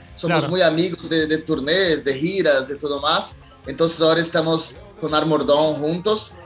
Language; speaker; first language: Spanish; non-native, learner; Portuguese